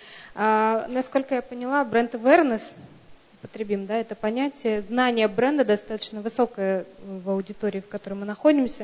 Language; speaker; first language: Russian; native; Russian